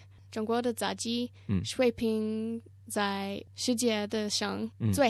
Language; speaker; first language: Chinese; non-native, learner; English